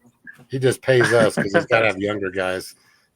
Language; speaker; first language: English; native; English